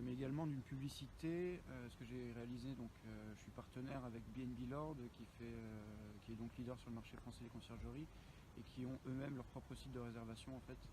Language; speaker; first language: French; native; French